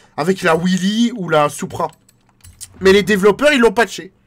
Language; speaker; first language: French; native; French